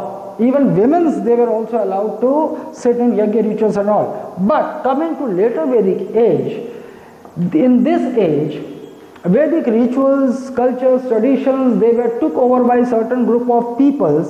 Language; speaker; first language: English; non-native, local second language; Hindi